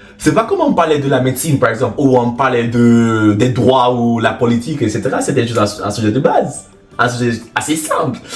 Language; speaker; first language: French; non-native, fluent; English